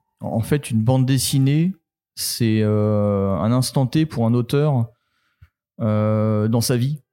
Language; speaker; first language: French; native; French